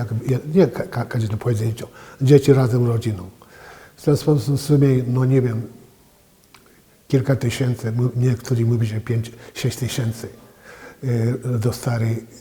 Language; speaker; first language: Polish; non-native, fluent; Japanese